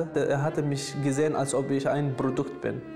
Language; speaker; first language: German; non-native, fluent; Arabic